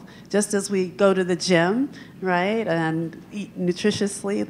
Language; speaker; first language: English; native; English